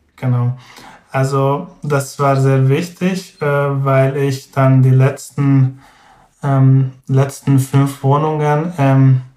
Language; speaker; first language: German; non-native, fluent; Hungarian